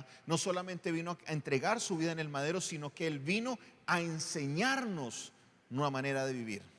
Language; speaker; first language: Spanish; native; Spanish